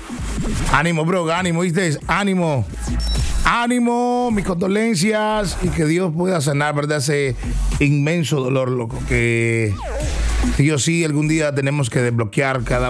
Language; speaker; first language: Spanish; native; Spanish